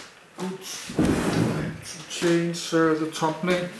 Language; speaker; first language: English; non-native, learner; Danish